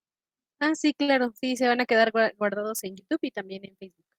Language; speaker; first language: Spanish; native; Spanish